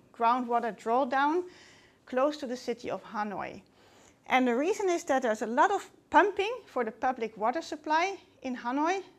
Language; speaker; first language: English; non-native, fluent; Dutch